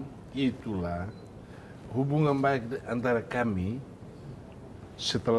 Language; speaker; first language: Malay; non-native, fluent; Tetum